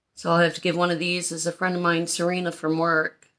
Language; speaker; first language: English; native; English